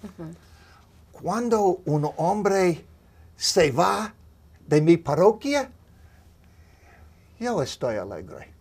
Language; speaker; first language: Spanish; non-native, learner; English